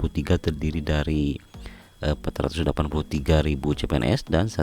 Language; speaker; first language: Indonesian; native; Indonesian